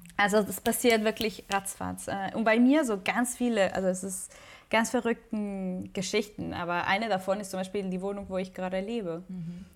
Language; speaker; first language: German; non-native, fluent; Spanish